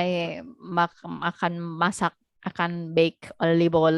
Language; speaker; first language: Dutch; non-native, learner; Indonesian